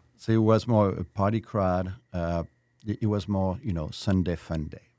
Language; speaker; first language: English; non-native, fluent; French